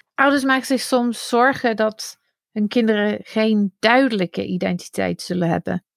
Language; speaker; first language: Dutch; non-native, fluent; English